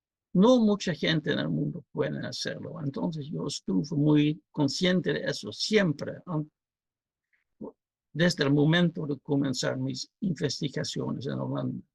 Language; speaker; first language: Spanish; non-native, fluent; Dutch